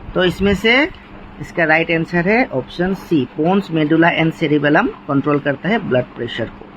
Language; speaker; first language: Hindi; non-native, local second language; Assamese